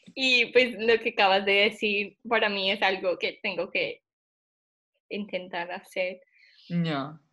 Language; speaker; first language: Spanish; non-native, fluent; English